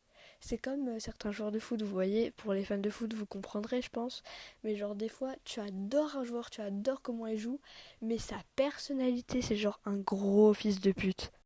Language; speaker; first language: French; native; French